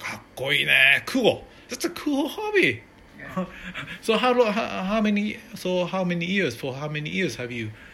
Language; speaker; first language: English; non-native, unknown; Japanese